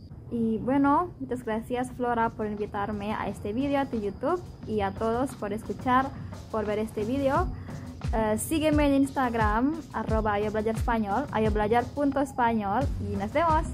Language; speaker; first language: Spanish; non-native, fluent; Indonesian